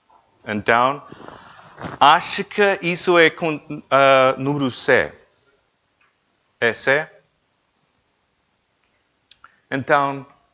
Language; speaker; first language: Portuguese; non-native, learner; English